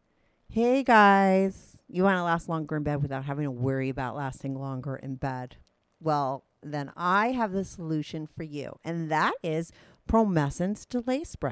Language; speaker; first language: English; native; English